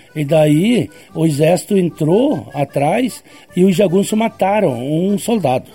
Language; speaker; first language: Portuguese; native; Portuguese